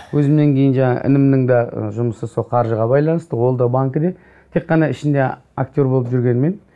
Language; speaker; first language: Kazakh; native; Kazakh